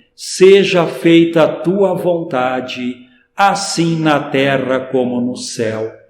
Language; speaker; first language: Portuguese; native; Portuguese